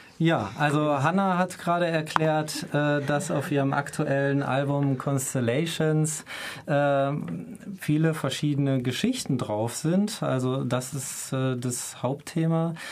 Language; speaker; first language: German; native; German